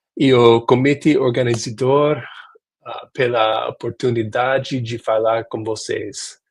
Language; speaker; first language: Portuguese; non-native, learner; English